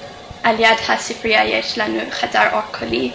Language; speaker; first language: Hebrew; non-native, fluent; English